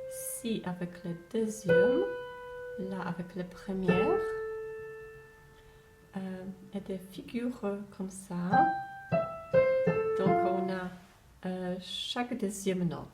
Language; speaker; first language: French; non-native, fluent; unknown